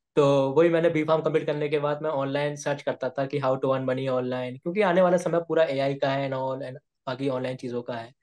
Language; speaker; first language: Hindi; native; Hindi